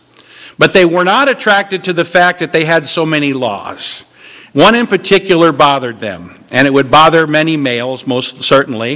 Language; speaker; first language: English; native; English